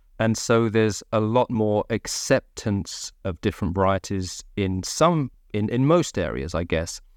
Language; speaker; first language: English; native; English